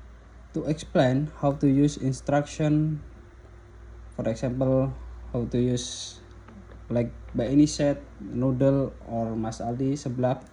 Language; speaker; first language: English; non-native, learner; Indonesian